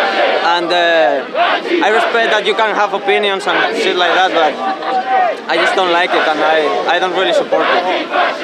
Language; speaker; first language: English; non-native, fluent; Spanish